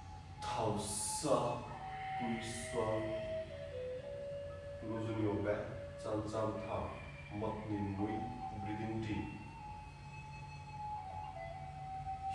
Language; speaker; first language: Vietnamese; non-native, learner; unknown